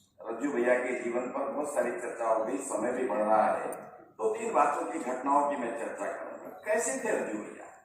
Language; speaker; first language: Hindi; native; Hindi